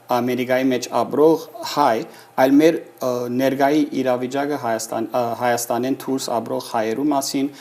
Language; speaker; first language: Armenian; early bilingual, heritage; Armenian